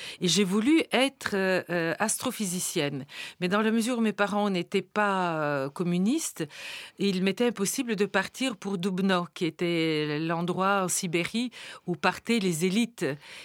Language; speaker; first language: French; non-native, fluent; Bulgarian